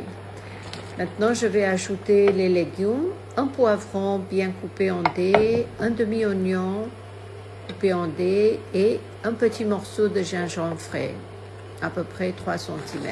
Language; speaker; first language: French; non-native, fluent; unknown